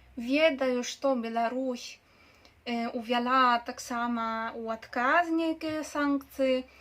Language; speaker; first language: Belarusian; non-native, local second language; Russian